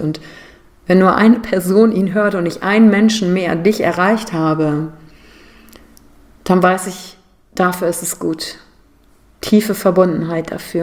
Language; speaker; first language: German; native; German